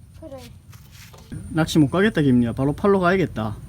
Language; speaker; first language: Korean; native; Korean